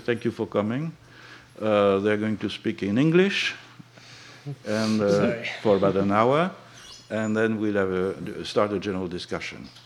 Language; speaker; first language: English; non-native, fluent; French